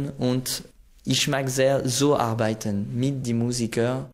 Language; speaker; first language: German; non-native, learner; French